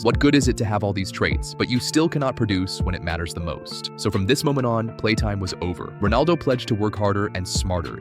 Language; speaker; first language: English; native; English